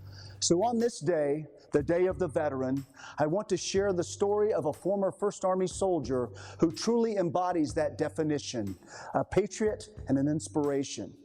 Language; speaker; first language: English; native; English